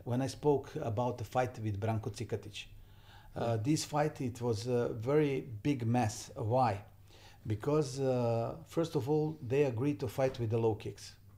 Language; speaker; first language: English; non-native, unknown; Serbian